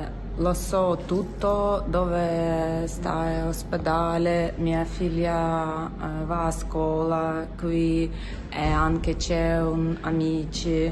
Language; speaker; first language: Italian; non-native, learner; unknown